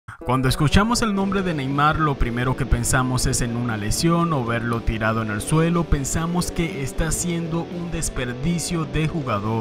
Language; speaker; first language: Spanish; native; Spanish